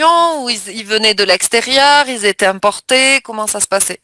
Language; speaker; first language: French; native; French